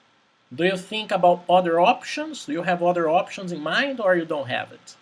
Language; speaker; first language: English; non-native, fluent; Portuguese